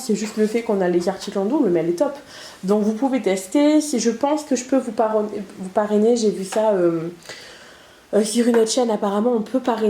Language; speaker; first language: French; native; French